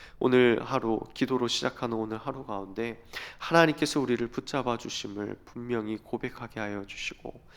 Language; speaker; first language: Korean; native; Korean